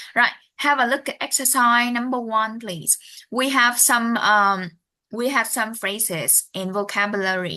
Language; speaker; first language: English; non-native, fluent; Vietnamese